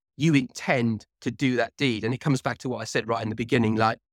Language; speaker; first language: English; native; English